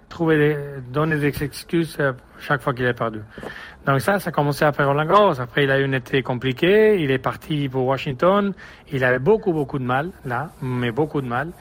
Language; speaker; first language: French; non-native, fluent; Spanish